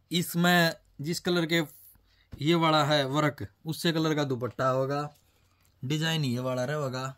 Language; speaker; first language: Hindi; native; Hindi